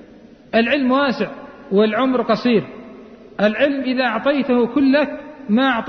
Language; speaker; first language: Arabic; native; Arabic